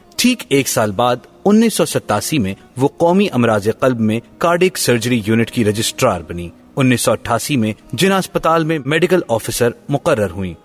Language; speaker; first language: Urdu; native; Urdu